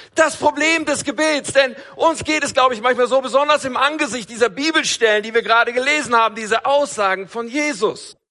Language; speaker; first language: German; native; German